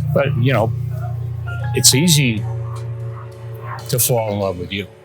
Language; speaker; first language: English; native; English